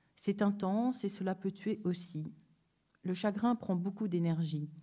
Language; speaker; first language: French; native; French